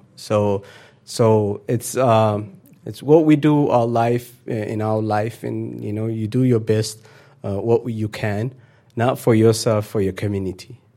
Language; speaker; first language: English; non-native, fluent; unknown